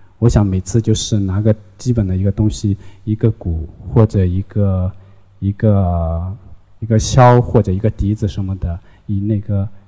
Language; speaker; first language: Chinese; non-native, local second language; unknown